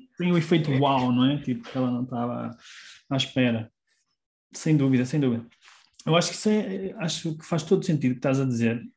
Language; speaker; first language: Portuguese; native; Portuguese